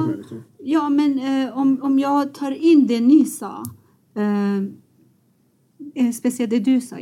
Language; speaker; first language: Swedish; non-native, fluent; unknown